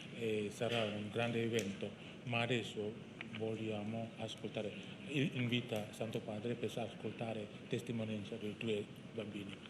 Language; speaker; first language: Italian; non-native, learner; Indonesian